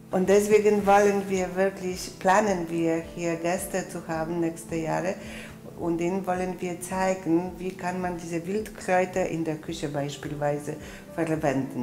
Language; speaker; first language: German; non-native, fluent; Polish